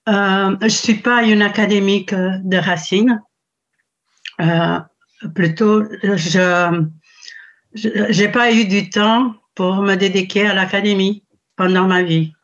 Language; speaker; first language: French; non-native, fluent; Kabuverdianu